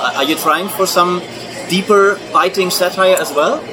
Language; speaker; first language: English; non-native, fluent; German